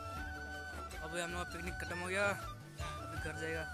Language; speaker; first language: Hindi; non-native, local second language; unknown